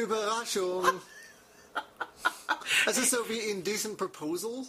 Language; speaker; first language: German; non-native, fluent; English